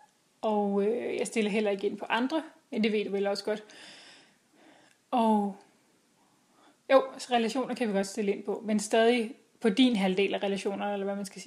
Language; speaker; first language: Danish; native; Danish